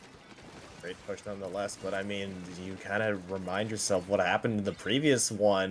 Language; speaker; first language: English; native; English